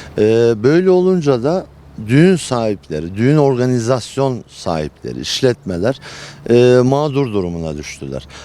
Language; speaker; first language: Turkish; native; Turkish